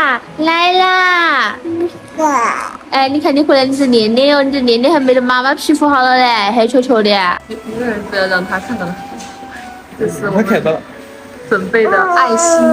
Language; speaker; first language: Chinese; native; Chinese